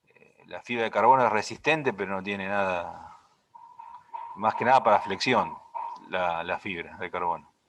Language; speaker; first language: Spanish; native; Spanish